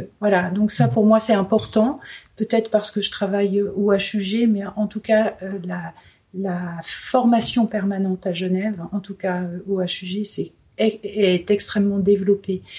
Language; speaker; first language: French; native; French